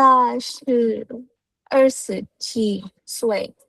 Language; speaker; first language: Chinese; non-native, learner; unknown